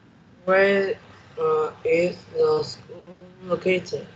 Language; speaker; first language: English; non-native, learner; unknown